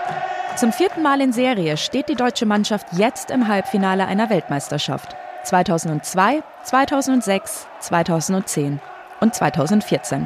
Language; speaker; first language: German; native; German